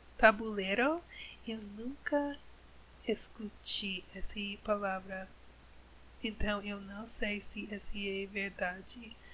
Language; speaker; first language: Portuguese; non-native, learner; English